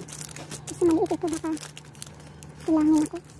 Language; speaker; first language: Filipino; native; Filipino